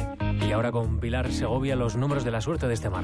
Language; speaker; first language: Spanish; native; Spanish